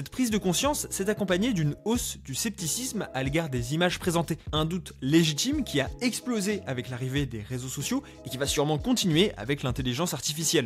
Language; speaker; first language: French; native; French